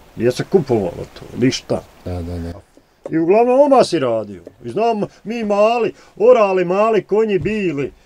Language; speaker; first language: Bosnian; native; Bosnian